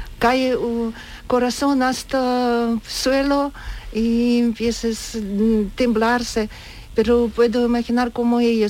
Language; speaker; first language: Spanish; non-native, learner; Ukrainian